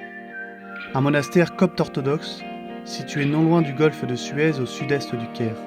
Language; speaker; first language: French; native; French